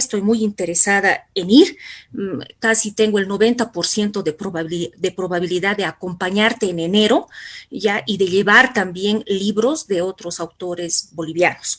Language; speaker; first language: Spanish; native; Spanish